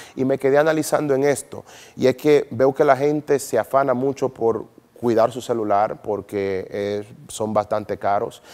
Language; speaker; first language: Spanish; native; Spanish